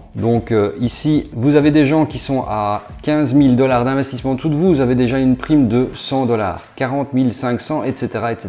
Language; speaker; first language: French; native; French